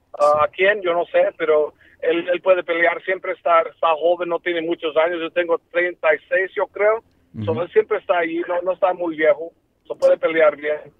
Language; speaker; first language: Spanish; early bilingual, heritage; Spanish